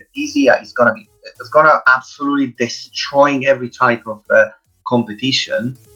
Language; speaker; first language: English; non-native, fluent; Italian